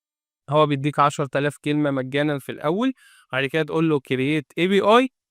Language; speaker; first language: Arabic; native; Arabic